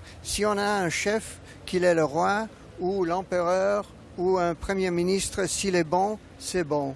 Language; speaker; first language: French; non-native, fluent; English